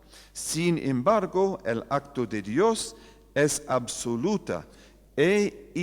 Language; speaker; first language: Spanish; non-native, fluent; English